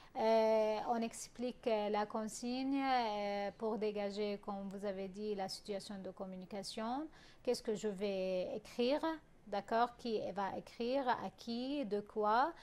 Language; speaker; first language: French; non-native, fluent; Arabic